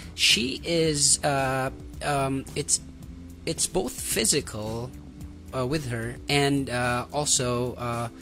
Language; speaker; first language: English; non-native, local second language; Waray